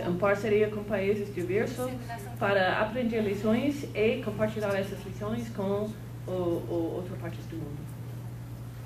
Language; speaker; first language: Portuguese; non-native, fluent; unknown